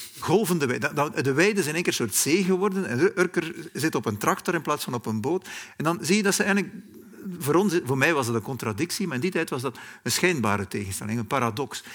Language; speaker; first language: Dutch; native; Dutch